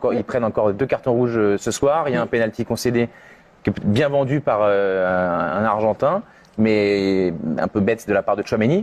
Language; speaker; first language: French; native; French